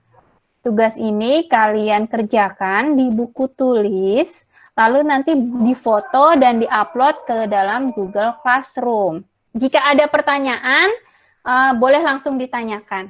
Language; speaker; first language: Indonesian; native; Indonesian